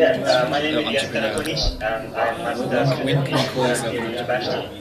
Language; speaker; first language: English; non-native, learner; Japanese